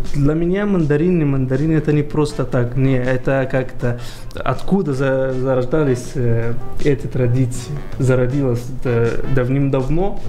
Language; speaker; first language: Russian; non-native, fluent; Arabic